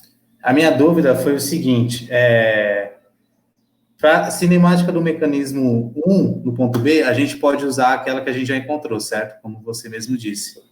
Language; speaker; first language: Portuguese; native; Portuguese